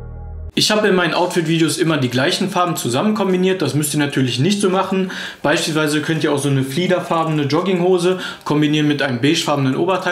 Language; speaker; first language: German; native; German